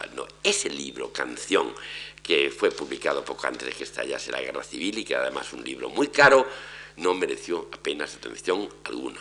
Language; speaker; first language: Spanish; native; Spanish